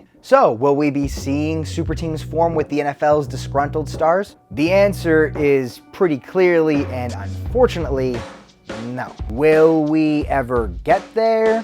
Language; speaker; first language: English; native; English